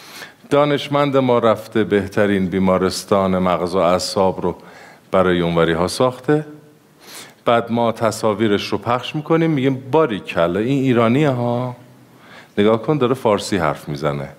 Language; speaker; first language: Persian; native; Persian